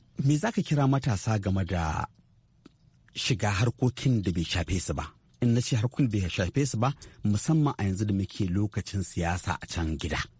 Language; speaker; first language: Hausa; native; Hausa